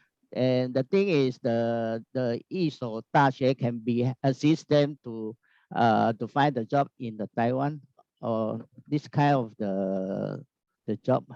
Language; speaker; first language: English; non-native, learner; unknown